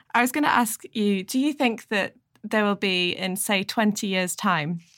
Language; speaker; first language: English; native; English